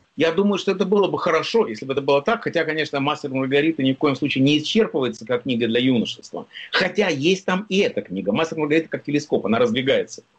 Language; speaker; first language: Russian; native; Russian